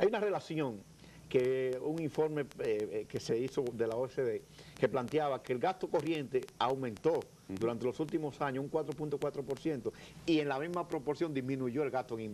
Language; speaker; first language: Spanish; native; Spanish